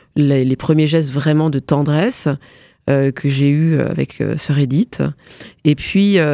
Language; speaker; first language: French; early bilingual, other home language; Morisyen